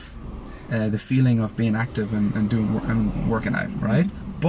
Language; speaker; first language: English; native; English